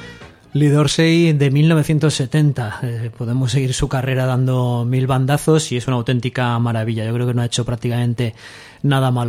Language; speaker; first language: Spanish; native; Spanish